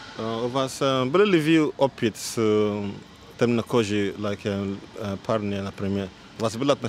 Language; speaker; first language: Russian; non-native, learner; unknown